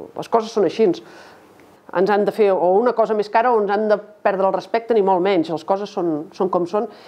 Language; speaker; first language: Catalan; native; Catalan